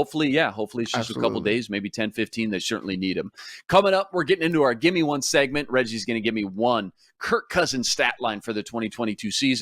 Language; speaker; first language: English; native; English